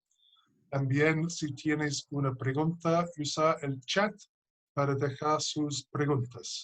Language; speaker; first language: Spanish; non-native, fluent; English